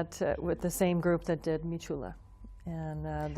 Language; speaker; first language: English; native; English